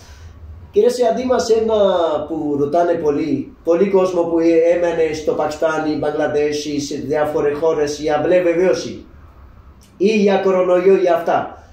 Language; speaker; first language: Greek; non-native, learner; Urdu